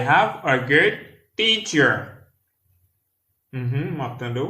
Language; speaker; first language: English; non-native, learner; Haitian Creole